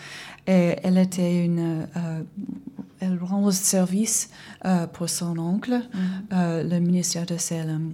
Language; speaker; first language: French; non-native, learner; English